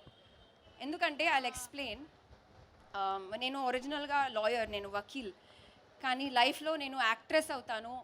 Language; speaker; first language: Telugu; non-native, local second language; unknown